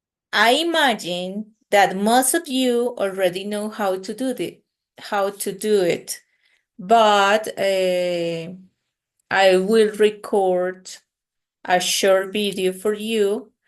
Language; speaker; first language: English; non-native, fluent; Spanish